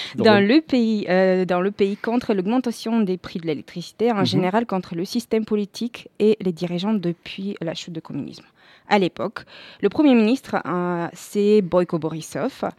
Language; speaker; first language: French; non-native, fluent; Spanish